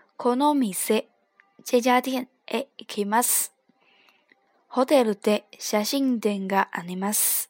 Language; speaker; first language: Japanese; non-native, fluent; Chinese